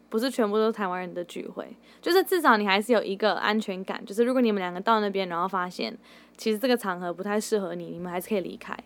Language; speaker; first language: Chinese; early bilingual, heritage; Chinese